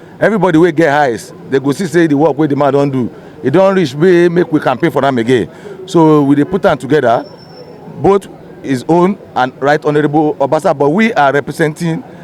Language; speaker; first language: Nigerian Pidgin; non-native, local second language; Yoruba